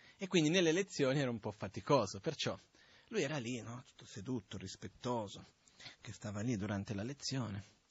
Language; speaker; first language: Italian; non-native, fluent; Portuguese